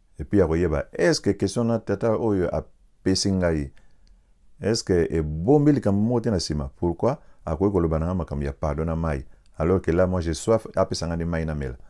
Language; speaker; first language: Lingala; non-native, local second language; Kongo